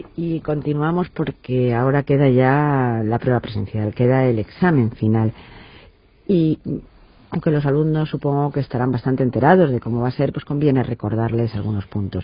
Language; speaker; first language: Spanish; native; Spanish